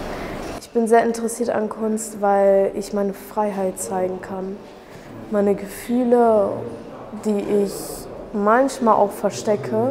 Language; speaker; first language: German; early bilingual, other home language; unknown